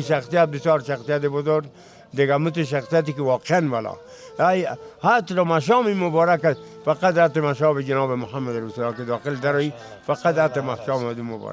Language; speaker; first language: Persian; native; Persian